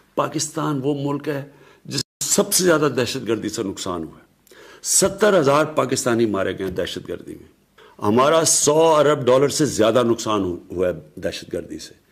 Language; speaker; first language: Urdu; native; Urdu